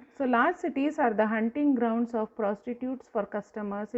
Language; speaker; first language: English; non-native, local second language; Kannada